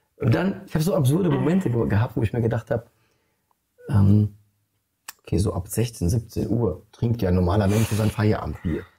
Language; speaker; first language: German; early bilingual, other home language; Polish